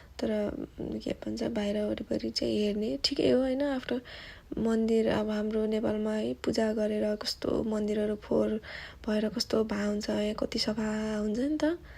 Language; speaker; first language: Nepali; native; Nepali